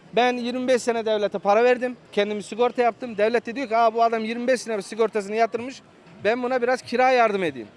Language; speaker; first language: Turkish; native; Turkish